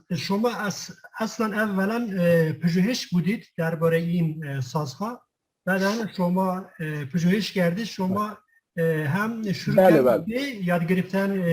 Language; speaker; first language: Persian; non-native, fluent; Kurdish